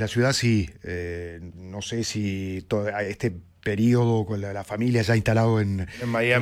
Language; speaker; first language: Spanish; native; Spanish